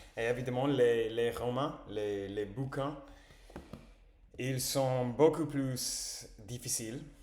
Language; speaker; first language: French; non-native, learner; English